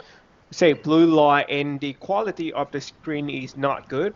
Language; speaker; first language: English; non-native, fluent; Vietnamese